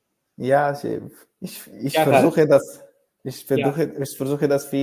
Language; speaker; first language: German; non-native, learner; Urdu